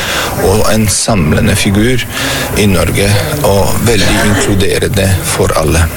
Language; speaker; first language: Norwegian; non-native, fluent; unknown